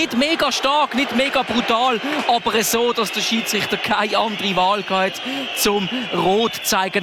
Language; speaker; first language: German; native; German